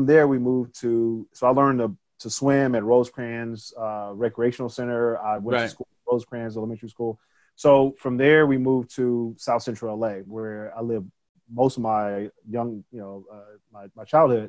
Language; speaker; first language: English; native; English